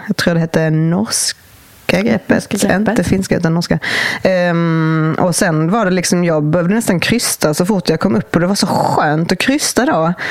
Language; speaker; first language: Swedish; native; Swedish